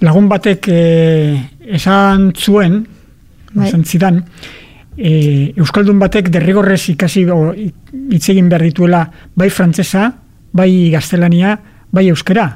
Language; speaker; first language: Basque; native; Basque